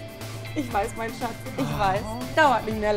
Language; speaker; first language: German; native; German